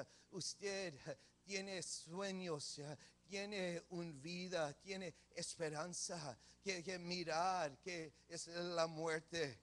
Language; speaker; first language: Spanish; early bilingual, heritage; English